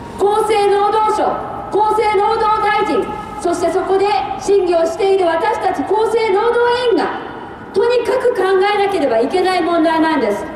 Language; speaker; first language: Japanese; native; Japanese